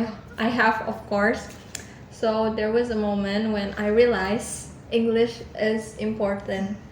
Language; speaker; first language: English; non-native, learner; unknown